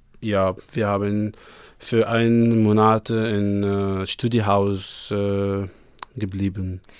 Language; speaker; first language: German; non-native, learner; Arabic